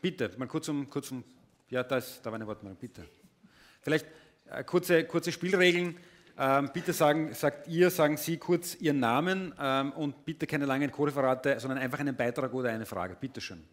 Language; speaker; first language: German; native; German